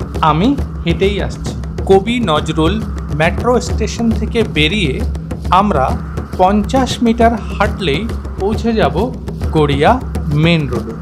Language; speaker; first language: Bangla; non-native, fluent; Hindi